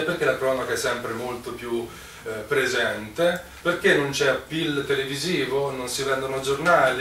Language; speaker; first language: Italian; native; Italian